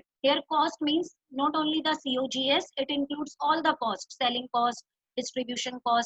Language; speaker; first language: English; non-native, local second language; Hindi